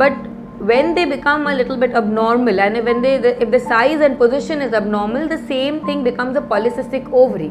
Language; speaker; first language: English; non-native, local second language; Hindi